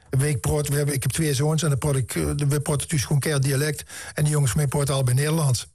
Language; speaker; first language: Dutch; native; Dutch